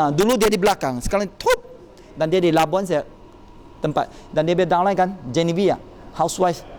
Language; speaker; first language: Malay; non-native, local second language; Chinese